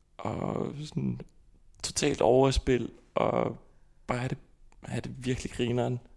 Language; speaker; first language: Danish; non-native, fluent; Icelandic